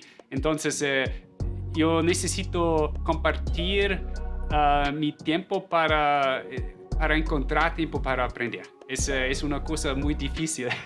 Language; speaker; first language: Spanish; non-native, fluent; German